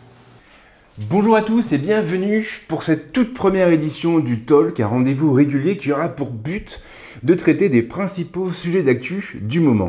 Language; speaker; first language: French; native; French